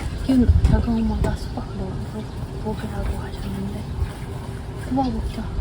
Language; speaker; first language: Korean; non-native, fluent; Ukrainian